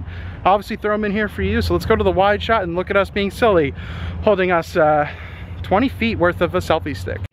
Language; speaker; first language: English; native; English